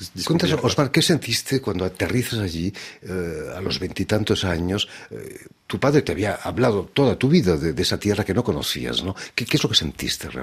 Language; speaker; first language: Spanish; native; Spanish